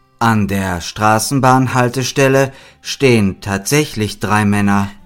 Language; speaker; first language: German; native; German